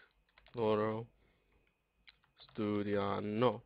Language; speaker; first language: Italian; non-native, learner; English